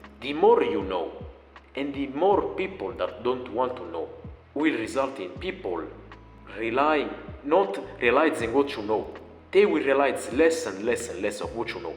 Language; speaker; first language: English; non-native, fluent; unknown